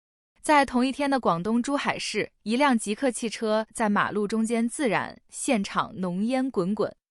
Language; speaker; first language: Chinese; native; Chinese